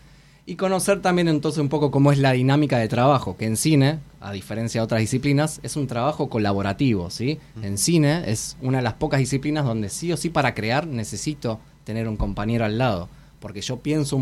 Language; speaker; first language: Spanish; native; Spanish